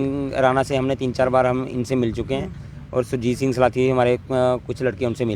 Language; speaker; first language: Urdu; non-native, local second language; Dogri